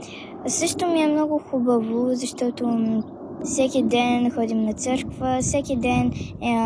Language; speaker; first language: Bulgarian; early bilingual, heritage; Bulgarian